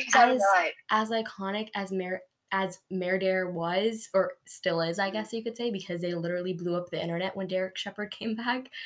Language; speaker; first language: English; native; English